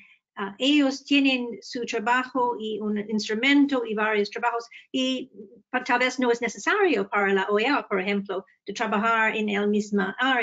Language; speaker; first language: Spanish; non-native, fluent; English